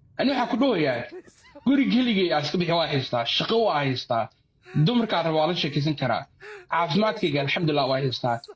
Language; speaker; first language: Somali; early bilingual, heritage; Somali